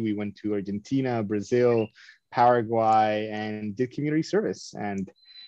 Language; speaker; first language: English; non-native, fluent; Spanish